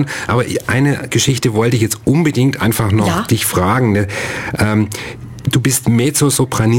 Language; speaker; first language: German; native; German